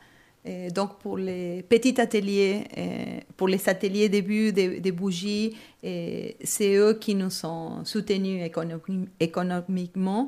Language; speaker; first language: French; non-native, fluent; Spanish